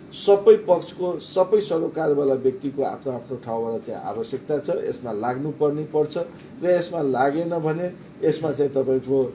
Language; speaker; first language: Nepali; non-native, local second language; Maithili